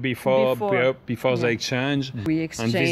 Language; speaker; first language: English; non-native, local second language; French